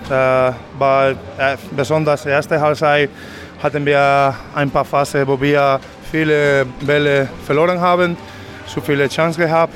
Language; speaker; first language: German; non-native, fluent; Spanish